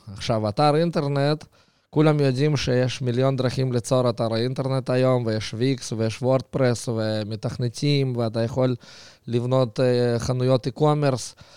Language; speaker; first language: Hebrew; early bilingual, other home language; Russian